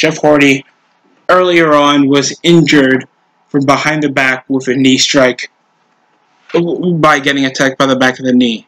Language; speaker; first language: English; native; English